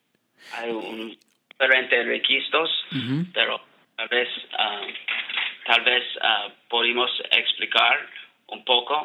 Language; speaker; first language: Spanish; non-native, learner; English